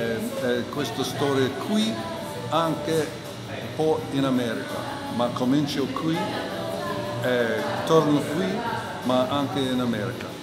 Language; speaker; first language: Italian; non-native, learner; English